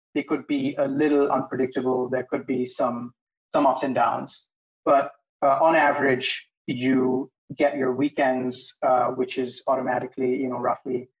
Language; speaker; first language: English; non-native, local second language; Hindi